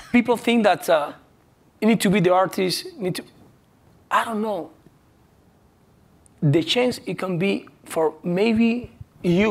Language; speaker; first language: English; non-native, learner; Spanish